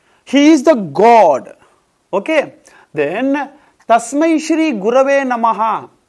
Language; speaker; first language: English; non-native, local second language; Tamil